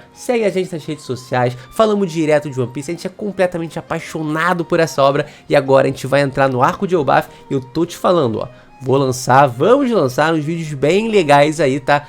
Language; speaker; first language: Portuguese; native; Portuguese